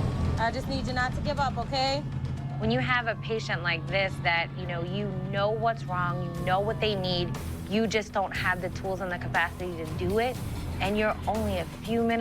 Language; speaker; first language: English; native; English